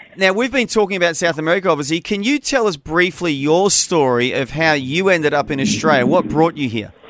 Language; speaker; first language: English; native; English